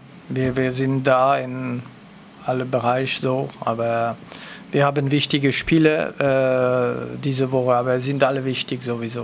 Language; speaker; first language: German; non-native, local second language; French